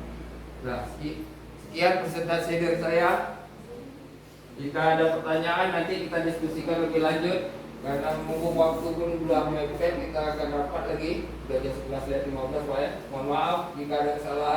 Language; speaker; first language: Indonesian; native; Indonesian